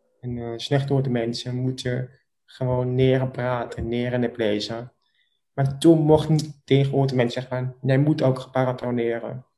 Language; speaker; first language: Dutch; non-native, local second language; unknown